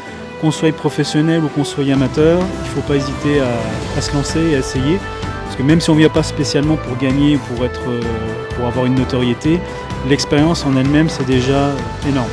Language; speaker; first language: French; native; French